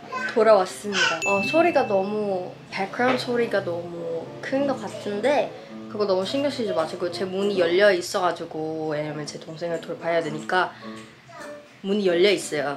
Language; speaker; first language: Korean; non-native, fluent; English